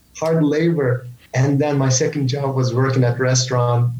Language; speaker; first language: English; non-native, fluent; Turkish